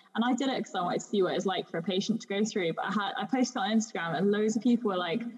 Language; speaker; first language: English; native; English